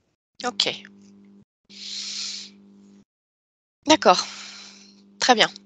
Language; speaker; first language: French; native; French